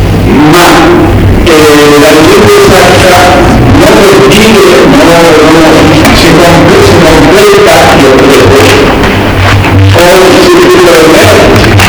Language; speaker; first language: Italian; non-native, learner; Spanish